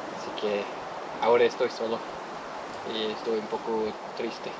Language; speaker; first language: Spanish; non-native, learner; English